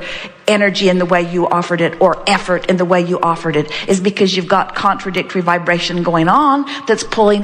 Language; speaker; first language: English; native; English